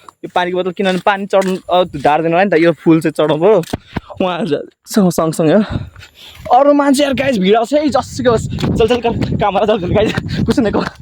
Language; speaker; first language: Nepali; non-native, local second language; Rana Tharu